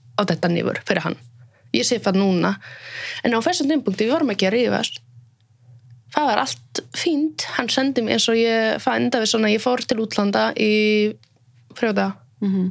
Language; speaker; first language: Icelandic; non-native, fluent; Polish